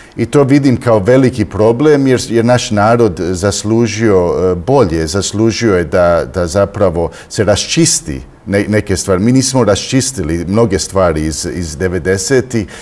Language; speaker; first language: Croatian; early bilingual, heritage; Croatian